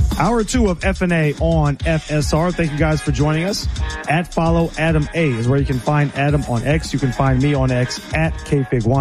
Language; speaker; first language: English; native; English